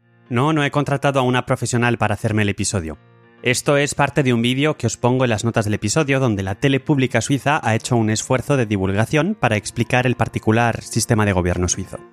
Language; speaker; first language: Spanish; native; Spanish